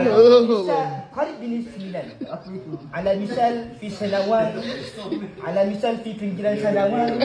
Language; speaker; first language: Arabic; non-native, learner; Malay